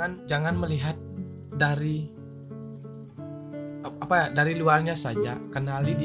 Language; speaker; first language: Indonesian; native; Indonesian